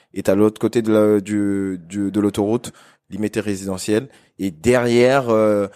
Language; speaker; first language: French; non-native, local second language; Lingala